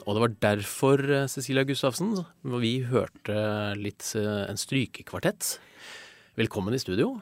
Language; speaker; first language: Norwegian; native; Norwegian